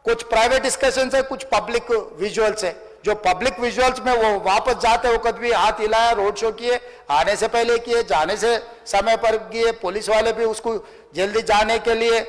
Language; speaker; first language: Hindi; non-native, local second language; Telugu